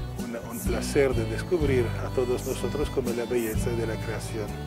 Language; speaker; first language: Spanish; non-native, fluent; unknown